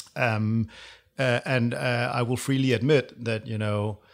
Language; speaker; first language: English; non-native, fluent; Danish